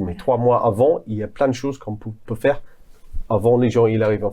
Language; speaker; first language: French; non-native, fluent; English